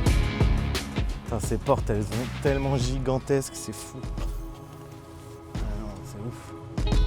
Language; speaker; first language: French; native; French